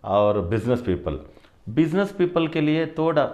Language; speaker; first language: Hindi; non-native, local second language; Kannada